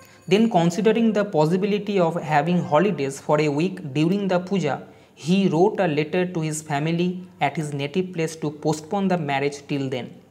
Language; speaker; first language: English; non-native, local second language; Bangla